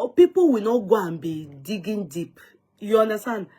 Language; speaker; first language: English; non-native, local second language; Yoruba